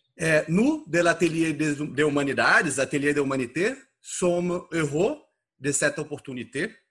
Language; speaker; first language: French; non-native, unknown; Portuguese